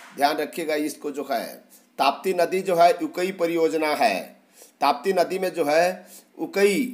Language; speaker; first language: Hindi; native; Hindi